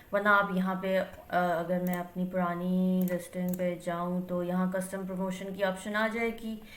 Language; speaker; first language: Urdu; native; Urdu